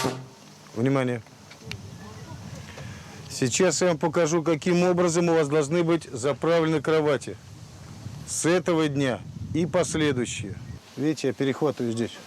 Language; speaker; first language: Russian; native; Russian